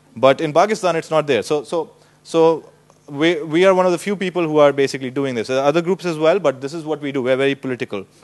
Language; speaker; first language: English; non-native, local second language; Urdu